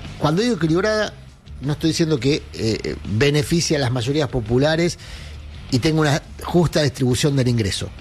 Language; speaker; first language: Spanish; native; Spanish